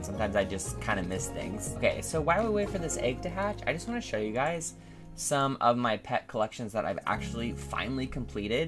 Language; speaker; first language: English; native; English